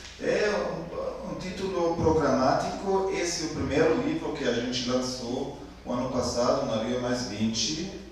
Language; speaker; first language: Portuguese; non-native, fluent; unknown